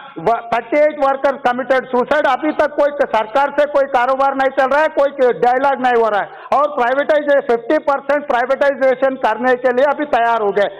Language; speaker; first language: Hindi; non-native, local second language; Telugu